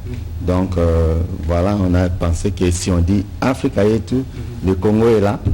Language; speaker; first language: French; non-native, local second language; Lingala